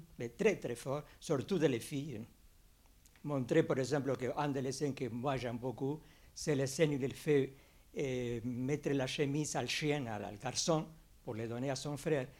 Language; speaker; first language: French; non-native, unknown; Spanish